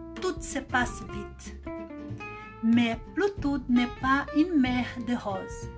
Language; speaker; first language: French; non-native, learner; Portuguese